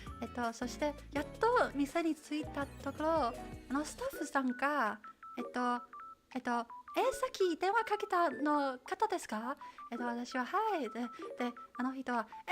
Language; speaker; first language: Japanese; non-native, learner; Chinese